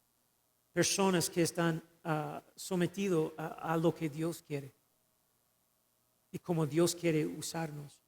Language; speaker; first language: Spanish; non-native, fluent; English